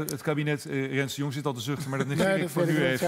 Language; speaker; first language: Dutch; native; Dutch